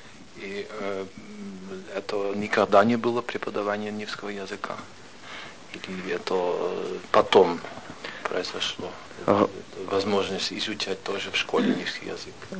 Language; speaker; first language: Russian; non-native, fluent; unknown